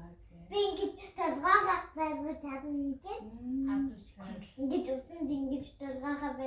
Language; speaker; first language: Mongolian; early bilingual, heritage; Mongolian